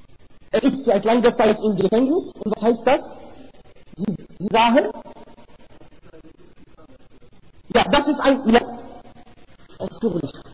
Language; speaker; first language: German; non-native, fluent; Arabic